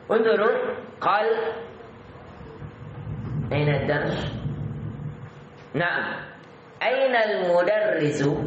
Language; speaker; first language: Arabic; non-native, fluent; Indonesian